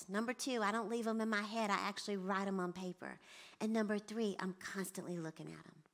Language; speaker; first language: English; native; English